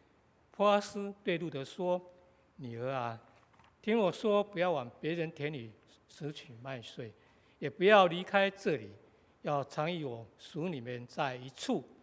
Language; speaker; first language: Chinese; native; Chinese